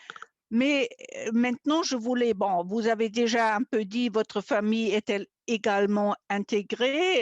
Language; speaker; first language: French; non-native, fluent; German